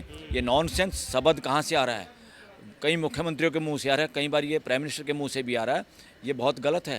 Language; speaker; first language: Hindi; native; Hindi